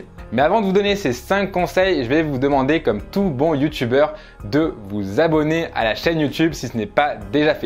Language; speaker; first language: French; native; French